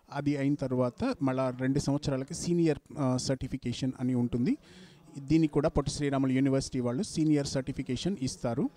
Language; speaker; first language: Telugu; native; Telugu